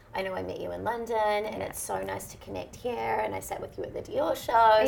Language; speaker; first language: English; native; English